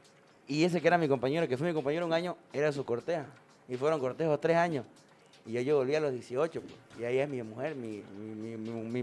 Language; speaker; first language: Spanish; native; Spanish